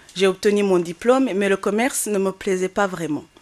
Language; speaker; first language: French; non-native, local second language; Kinyarwanda